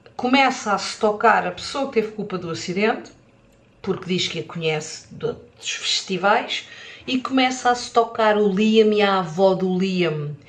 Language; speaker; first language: Portuguese; native; Portuguese